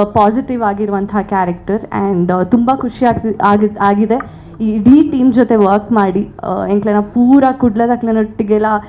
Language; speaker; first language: Kannada; non-native, local second language; Tulu